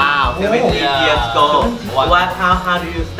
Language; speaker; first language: English; non-native, learner; Thai